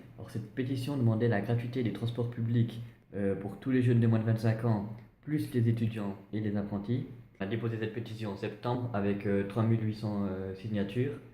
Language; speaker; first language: French; native; French